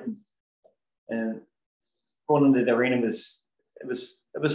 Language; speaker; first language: English; native; English